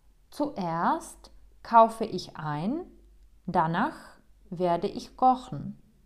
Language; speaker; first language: German; non-native, fluent; Czech